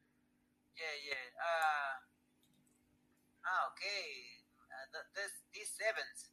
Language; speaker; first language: English; non-native, learner; Spanish